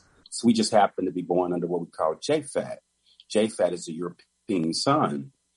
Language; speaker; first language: English; native; English